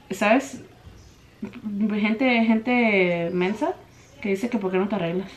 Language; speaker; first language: Spanish; early bilingual, heritage; Spanish